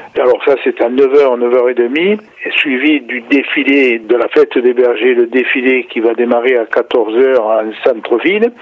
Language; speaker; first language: French; native; French